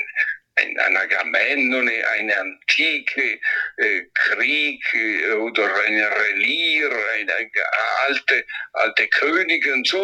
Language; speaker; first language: German; non-native, fluent; Italian